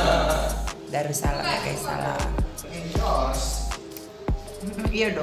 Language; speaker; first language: Indonesian; native; Indonesian